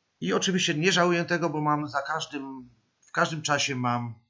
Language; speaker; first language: Polish; native; Polish